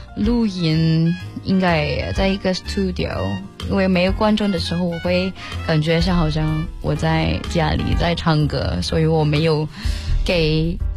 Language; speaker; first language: Chinese; non-native, fluent; Malay